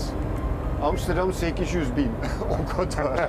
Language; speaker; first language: Turkish; non-native, fluent; Dutch